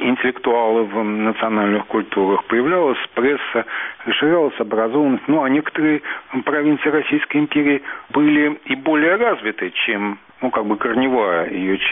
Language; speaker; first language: Russian; native; Russian